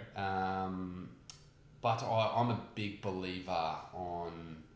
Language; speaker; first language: English; native; English